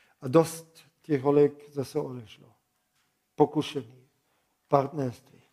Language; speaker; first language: Czech; non-native, fluent; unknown